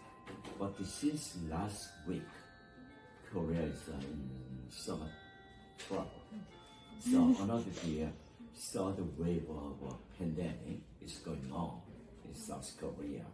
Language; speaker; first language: English; non-native, fluent; Korean